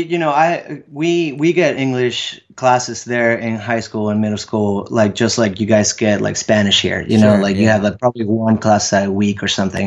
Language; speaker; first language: English; non-native, fluent; Spanish